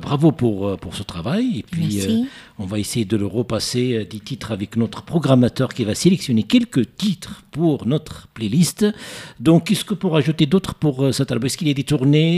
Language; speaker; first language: French; non-native, local second language; Arabic